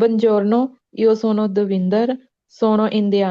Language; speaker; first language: Italian; non-native, learner; Punjabi